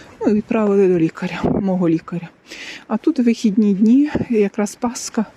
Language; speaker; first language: Ukrainian; native; Ukrainian